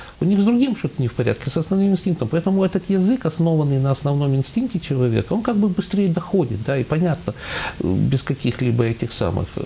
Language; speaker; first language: Russian; native; Russian